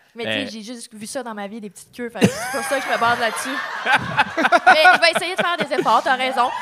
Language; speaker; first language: French; native; French